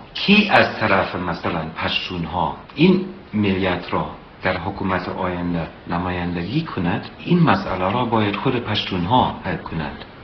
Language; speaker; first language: Persian; non-native, fluent; German